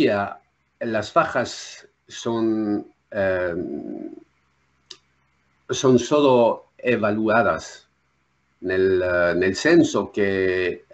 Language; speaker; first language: Spanish; non-native, learner; French